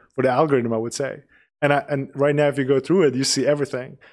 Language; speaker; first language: English; non-native, fluent; Persian